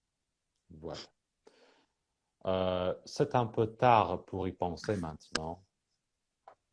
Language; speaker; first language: French; non-native, fluent; Persian